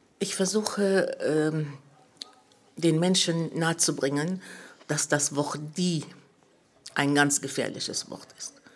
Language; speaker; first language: German; early bilingual, other home language; Arabic